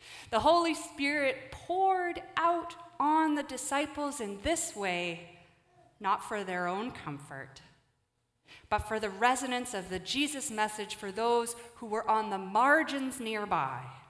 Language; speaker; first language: English; native; English